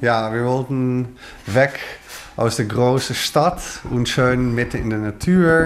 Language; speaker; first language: German; non-native, learner; Dutch